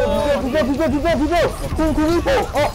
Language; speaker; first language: Korean; native; Korean